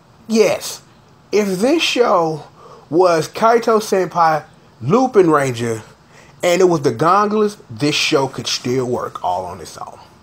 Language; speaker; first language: English; native; English